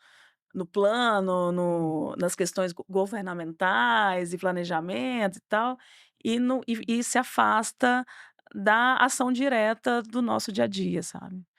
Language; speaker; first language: Portuguese; native; Portuguese